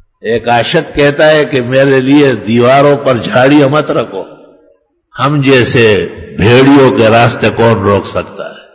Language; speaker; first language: Urdu; non-native, local second language; Pashto